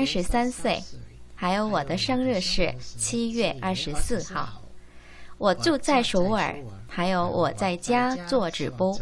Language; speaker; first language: Chinese; non-native, learner; Korean